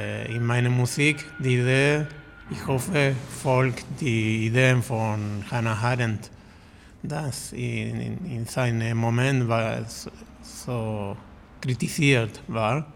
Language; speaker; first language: German; non-native, learner; Spanish